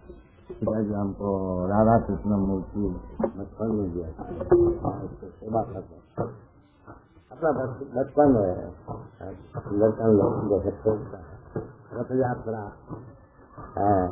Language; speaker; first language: Hindi; non-native, local second language; Bangla